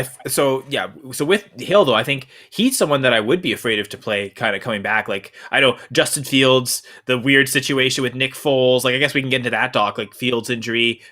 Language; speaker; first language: English; native; English